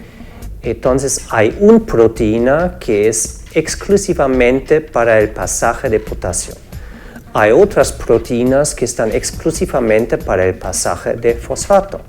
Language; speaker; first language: Spanish; non-native, fluent; German